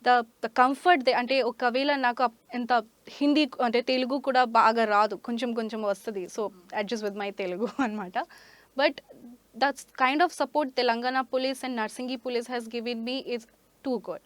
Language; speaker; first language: Telugu; non-native, learner; Hindi